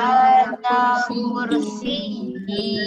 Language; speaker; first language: Arabic; non-native, learner; Indonesian